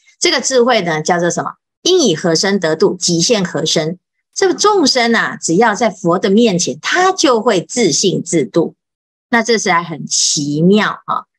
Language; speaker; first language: Chinese; native; Chinese